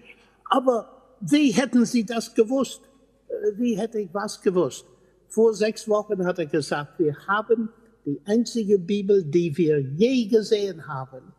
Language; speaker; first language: German; non-native, fluent; English